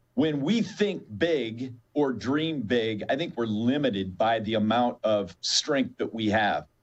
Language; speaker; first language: English; native; English